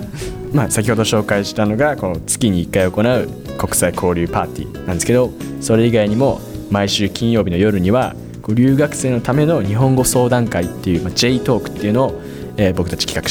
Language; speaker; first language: Japanese; native; Japanese